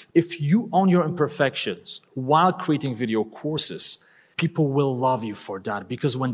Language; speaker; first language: English; non-native, fluent; Polish